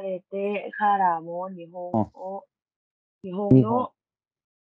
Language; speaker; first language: Japanese; non-native, learner; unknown